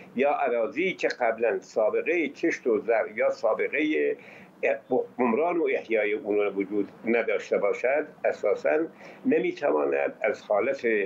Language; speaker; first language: Persian; native; Persian